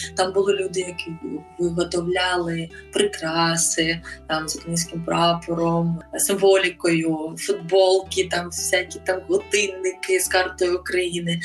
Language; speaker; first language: Ukrainian; native; Ukrainian